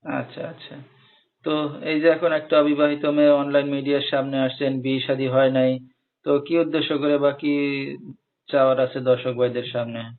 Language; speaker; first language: Bangla; native; Bangla